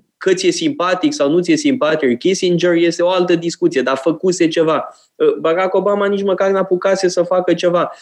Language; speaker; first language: Romanian; native; Romanian